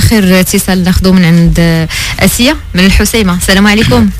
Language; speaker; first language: Arabic; native; Arabic